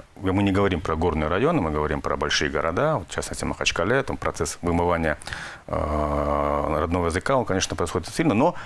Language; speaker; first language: Russian; native; Russian